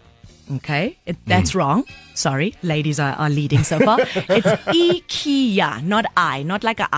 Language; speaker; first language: English; native; English